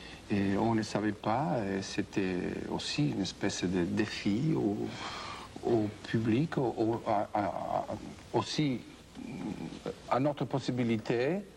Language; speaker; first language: French; non-native, fluent; Spanish